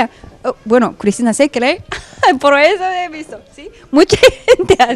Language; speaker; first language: Spanish; non-native, fluent; Japanese